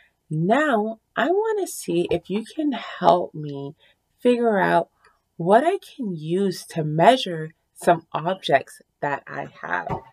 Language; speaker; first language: English; early bilingual, other home language; French